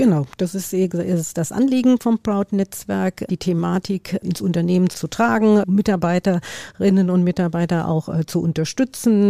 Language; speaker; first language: German; native; German